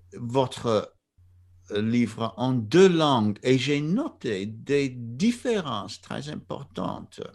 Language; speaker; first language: French; non-native, fluent; English